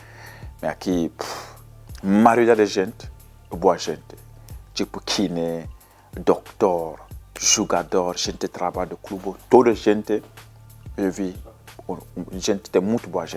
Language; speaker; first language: Portuguese; non-native, learner; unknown